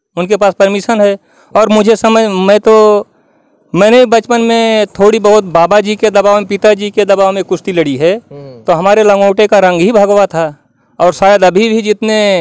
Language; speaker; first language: Hindi; native; Hindi